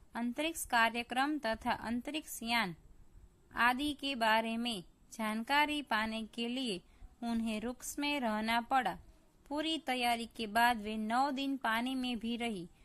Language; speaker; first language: Hindi; non-native, local second language; Gujarati